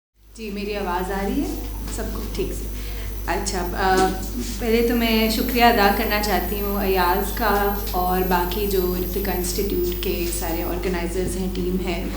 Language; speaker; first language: Urdu; non-native, local second language; Punjabi